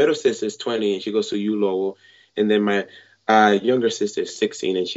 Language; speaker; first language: English; non-native, fluent; Spanish